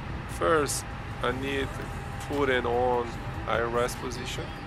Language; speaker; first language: English; non-native, learner; Portuguese